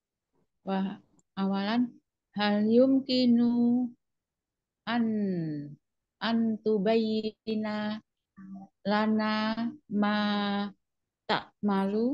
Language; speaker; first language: Arabic; non-native, learner; Indonesian